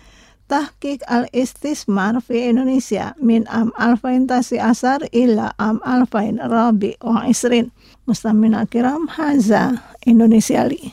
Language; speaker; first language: Arabic; non-native, fluent; Indonesian